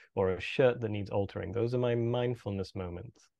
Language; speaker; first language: English; native; English